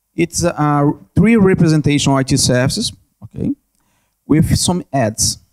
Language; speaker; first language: English; non-native, learner; Portuguese